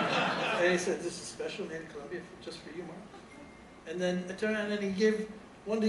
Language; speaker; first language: English; native; English